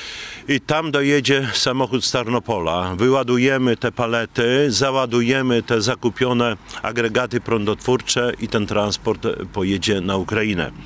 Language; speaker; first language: Polish; native; Polish